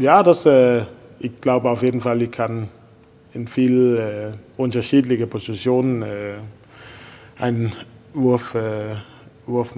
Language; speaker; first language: German; non-native, fluent; Danish